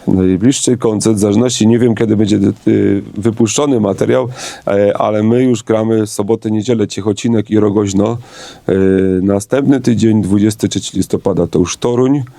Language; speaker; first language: Polish; native; Polish